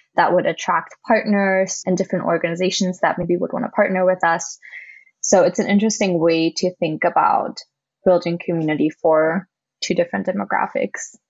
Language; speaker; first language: English; non-native, fluent; German